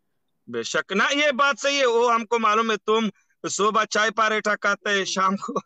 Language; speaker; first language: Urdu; non-native, local second language; Pashto